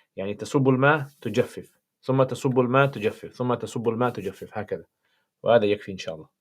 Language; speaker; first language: Arabic; non-native, fluent; English